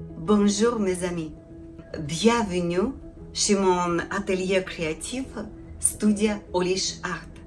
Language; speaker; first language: French; non-native, learner; Ukrainian